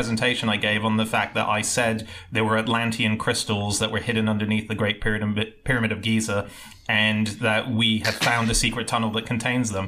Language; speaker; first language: English; native; English